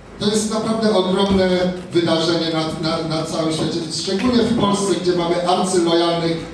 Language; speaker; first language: Polish; non-native, fluent; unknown